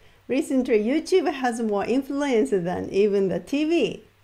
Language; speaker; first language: English; non-native, fluent; Japanese